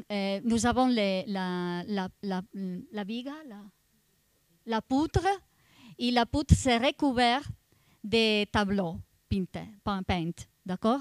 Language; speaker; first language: French; non-native, fluent; Italian